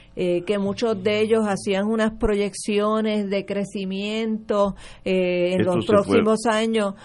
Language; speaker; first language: Spanish; early bilingual, other home language; English